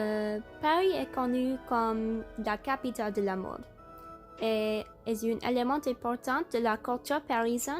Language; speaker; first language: French; non-native, learner; English